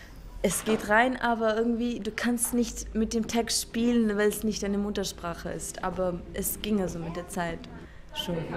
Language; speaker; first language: German; non-native, fluent; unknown